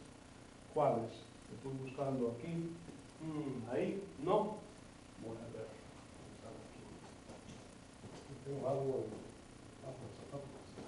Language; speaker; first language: Spanish; non-native, fluent; English